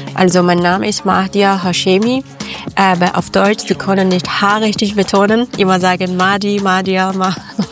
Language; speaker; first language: German; non-native, learner; Persian